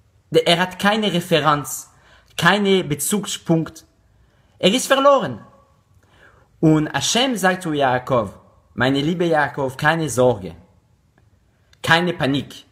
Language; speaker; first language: German; non-native, learner; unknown